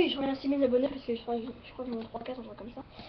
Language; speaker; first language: French; native; French